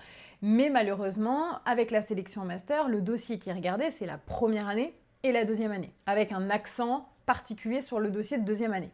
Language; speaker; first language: French; native; French